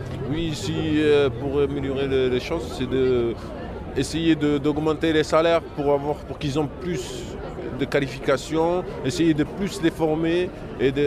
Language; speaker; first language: French; native; French